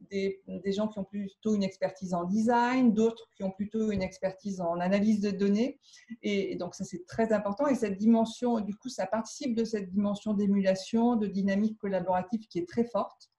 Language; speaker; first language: French; native; French